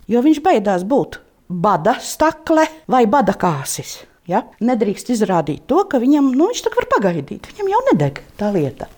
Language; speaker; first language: Latvian; native; Latvian